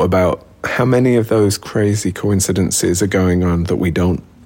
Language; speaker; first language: English; native; English